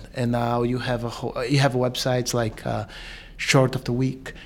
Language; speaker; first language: English; non-native, fluent; Portuguese